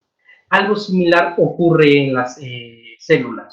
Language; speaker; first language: Spanish; native; Spanish